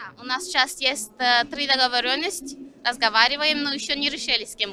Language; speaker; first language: Russian; non-native, learner; Turkish